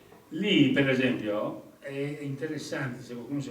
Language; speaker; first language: Italian; native; Italian